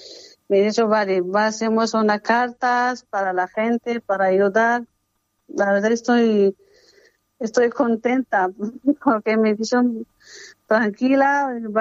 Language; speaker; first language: Spanish; non-native, learner; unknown